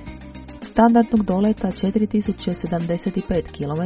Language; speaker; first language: Croatian; native; Croatian